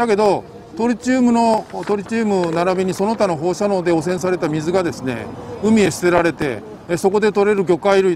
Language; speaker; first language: Japanese; native; Japanese